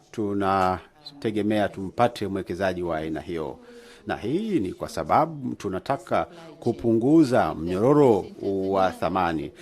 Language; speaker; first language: Swahili; native; Swahili